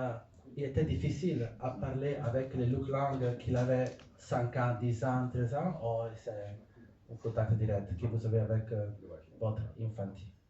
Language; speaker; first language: French; non-native, learner; Italian